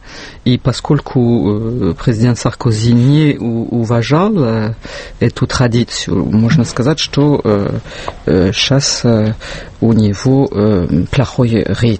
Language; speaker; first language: Russian; non-native, fluent; French